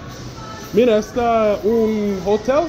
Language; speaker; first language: Spanish; non-native, learner; English